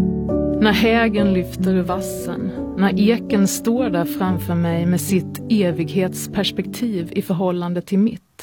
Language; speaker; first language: Swedish; native; Swedish